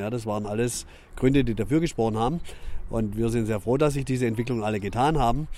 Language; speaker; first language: German; native; German